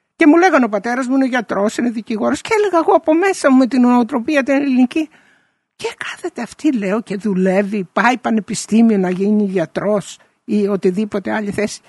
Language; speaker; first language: Greek; early bilingual, heritage; Greek